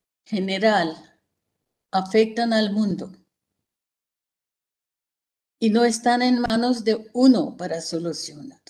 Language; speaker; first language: Spanish; non-native, fluent; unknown